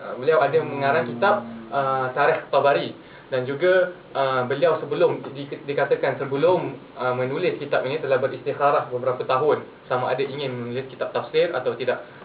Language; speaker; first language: Malay; native; Malay